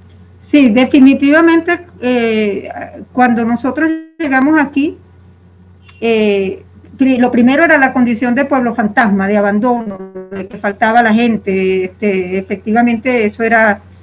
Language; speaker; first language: Spanish; native; Spanish